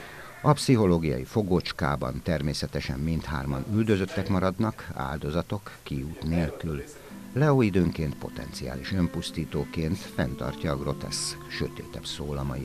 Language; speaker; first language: Hungarian; native; Hungarian